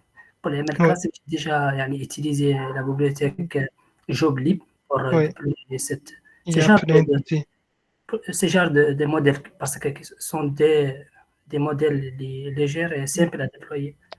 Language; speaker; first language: French; non-native, local second language; Arabic